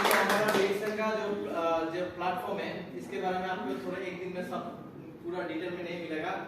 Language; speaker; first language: Hindi; non-native, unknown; Bangla